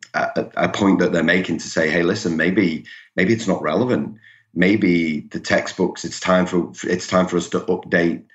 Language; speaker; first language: English; native; English